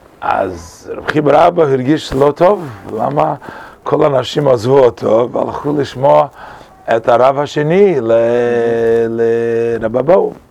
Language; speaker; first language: Hebrew; non-native, fluent; English